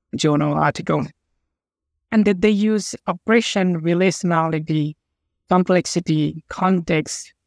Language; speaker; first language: English; non-native, local second language; Nepali